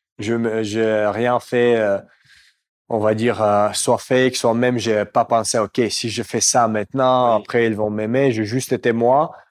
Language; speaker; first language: French; non-native, fluent; Russian